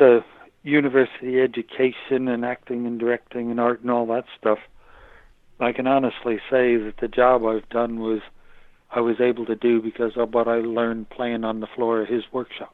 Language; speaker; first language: English; native; English